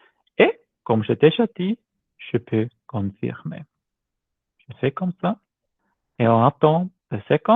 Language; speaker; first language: French; non-native, learner; German